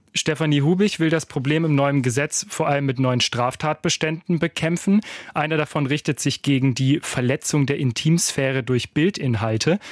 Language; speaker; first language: German; native; German